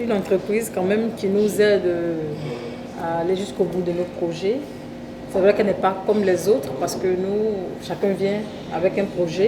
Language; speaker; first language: French; native; French